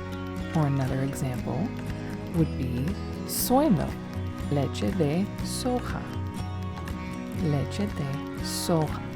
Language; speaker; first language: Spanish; non-native, fluent; English